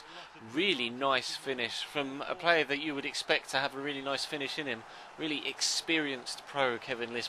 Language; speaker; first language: English; native; English